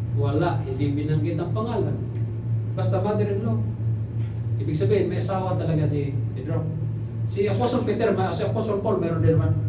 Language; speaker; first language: Filipino; non-native, local second language; Cebuano